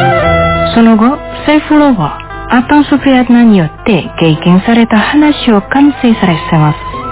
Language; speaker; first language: Japanese; non-native, fluent; Indonesian